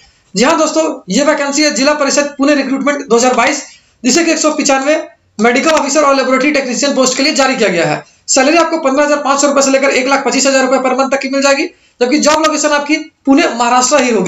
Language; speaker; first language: Hindi; native; Hindi